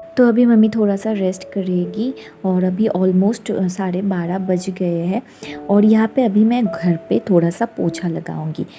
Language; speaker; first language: Hindi; non-native, local second language; Bangla